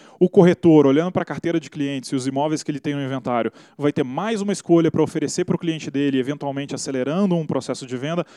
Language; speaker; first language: Portuguese; native; Portuguese